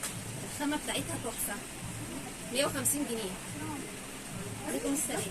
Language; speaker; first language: Arabic; native; Arabic